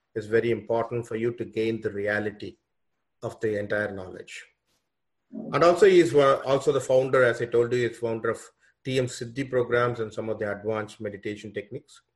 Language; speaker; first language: English; non-native, local second language; Tamil